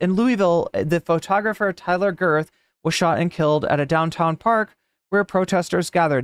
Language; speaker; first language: English; native; English